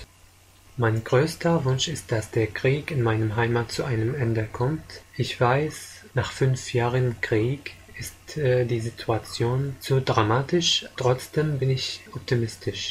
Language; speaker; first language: German; non-native, fluent; Arabic